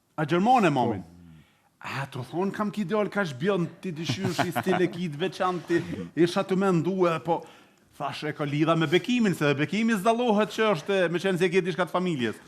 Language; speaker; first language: Albanian; native; Albanian